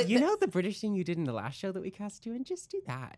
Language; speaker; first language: English; native; English